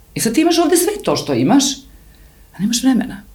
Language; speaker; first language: Serbian; native; Serbian